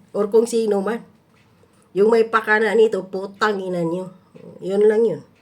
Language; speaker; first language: Filipino; non-native, local second language; Cebuano